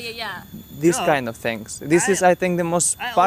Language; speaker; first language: English; non-native, learner; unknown